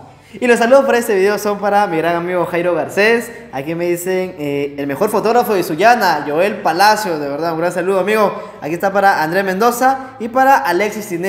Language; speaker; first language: Spanish; native; Spanish